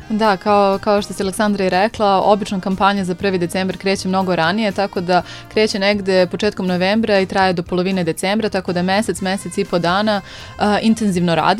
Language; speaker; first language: Serbian; native; Serbian